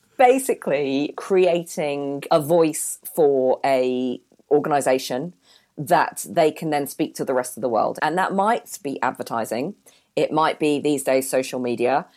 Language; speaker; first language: English; early bilingual, other home language; Hindi